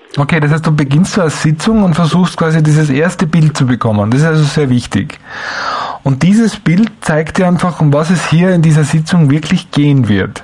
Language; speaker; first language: German; native; German